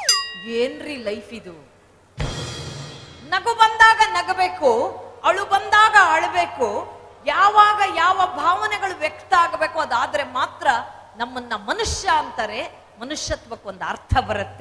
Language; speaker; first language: Kannada; native; Kannada